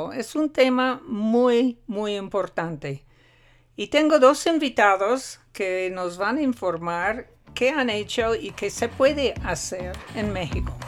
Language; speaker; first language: Spanish; non-native, fluent; English